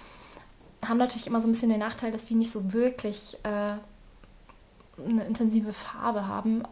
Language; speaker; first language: German; native; German